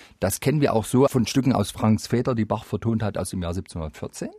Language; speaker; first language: German; native; German